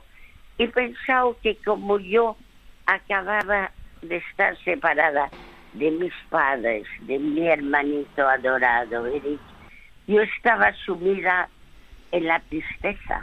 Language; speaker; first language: Spanish; early bilingual, other home language; French